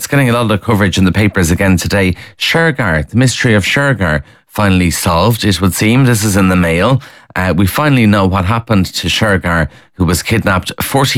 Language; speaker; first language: English; native; English